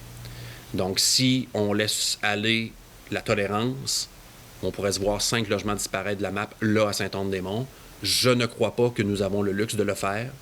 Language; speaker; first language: French; native; French